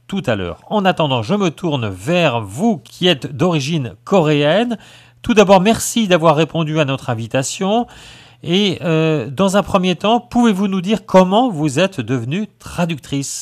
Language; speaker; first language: French; native; French